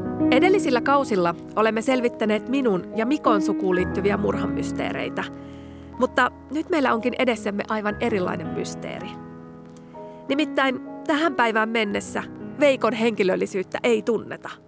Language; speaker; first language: Finnish; native; Finnish